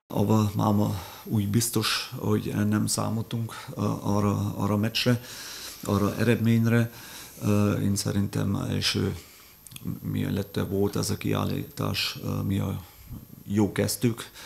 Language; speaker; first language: Hungarian; non-native, fluent; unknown